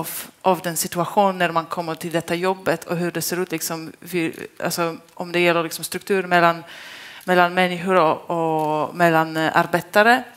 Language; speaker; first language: Swedish; non-native, fluent; Polish